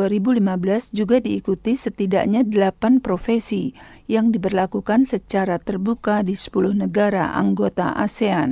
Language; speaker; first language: Indonesian; native; Indonesian